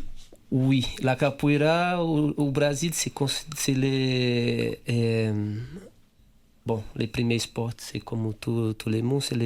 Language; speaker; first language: French; non-native, fluent; Portuguese